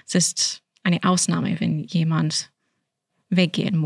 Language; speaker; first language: German; non-native, fluent; English